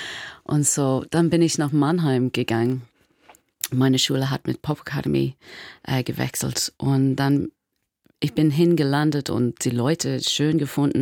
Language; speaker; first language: German; non-native, fluent; English